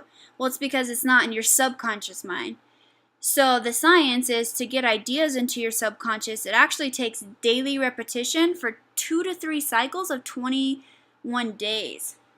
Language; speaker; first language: English; native; English